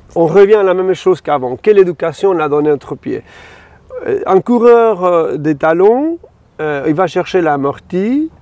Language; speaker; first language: French; non-native, fluent; Spanish